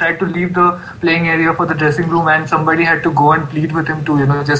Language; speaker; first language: English; non-native, local second language; Bangla